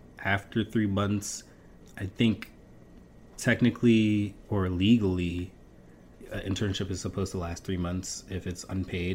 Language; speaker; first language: English; native; English